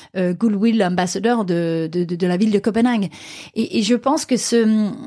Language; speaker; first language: French; non-native, fluent; Danish